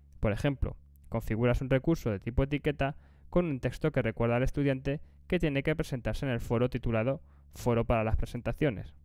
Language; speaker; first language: Spanish; native; Spanish